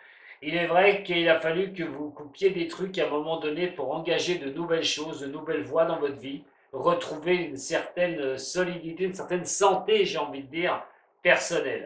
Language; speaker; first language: French; native; French